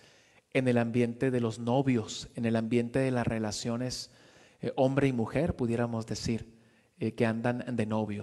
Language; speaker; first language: Spanish; native; Spanish